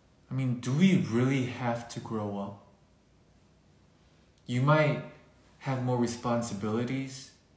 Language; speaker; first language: English; early bilingual, other home language; Korean